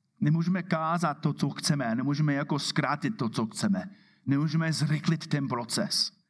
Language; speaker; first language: Czech; non-native, fluent; English